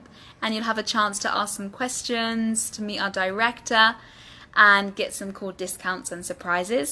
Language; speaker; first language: English; native; English